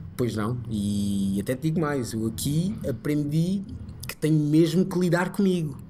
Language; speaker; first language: Portuguese; early bilingual, other home language; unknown